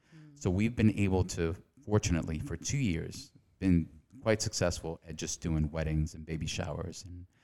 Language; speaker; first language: English; non-native, fluent; Spanish